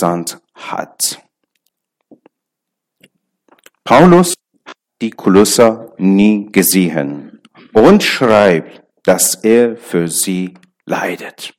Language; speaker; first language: German; non-native, learner; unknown